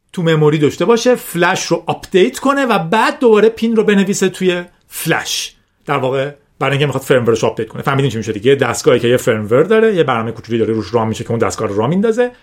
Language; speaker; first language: Persian; non-native, local second language; Azerbaijani